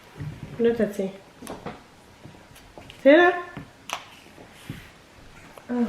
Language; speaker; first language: French; native; French